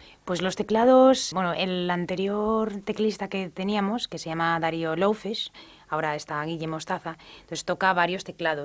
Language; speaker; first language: Spanish; native; Spanish